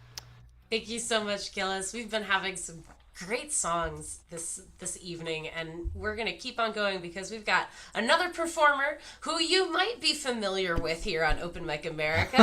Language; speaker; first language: English; native; English